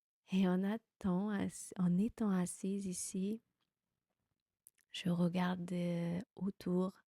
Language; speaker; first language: French; non-native, fluent; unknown